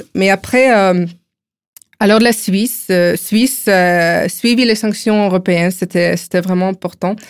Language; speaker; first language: French; non-native, fluent; Ukrainian